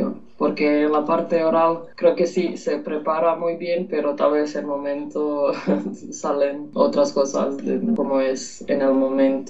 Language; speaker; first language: Spanish; non-native, fluent; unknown